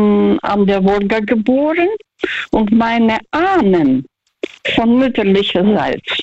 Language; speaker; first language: German; non-native, fluent; Russian